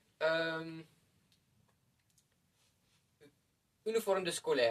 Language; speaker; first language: French; non-native, learner; Dutch